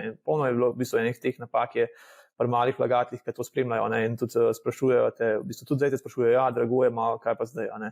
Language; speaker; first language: Slovenian; native; Slovenian